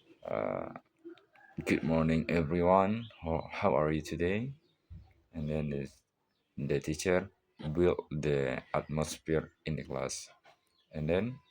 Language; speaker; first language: English; non-native, learner; Indonesian